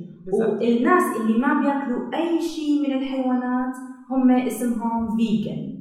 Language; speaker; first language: Arabic; native; Arabic